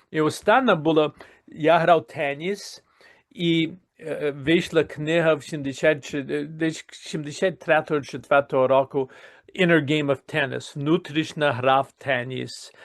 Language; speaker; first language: Ukrainian; early bilingual, heritage; Ukrainian